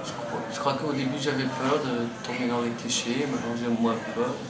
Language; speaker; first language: French; non-native, fluent; Dutch